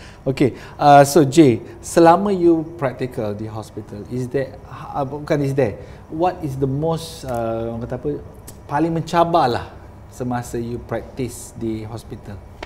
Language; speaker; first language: English; non-native, local second language; Malay